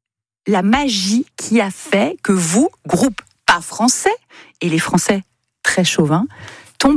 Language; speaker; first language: French; native; French